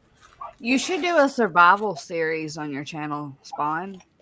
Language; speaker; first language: English; native; English